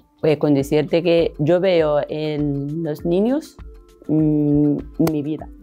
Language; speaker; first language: Spanish; non-native, fluent; Arabic